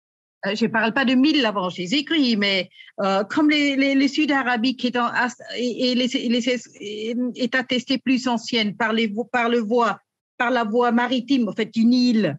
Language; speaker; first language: French; native; French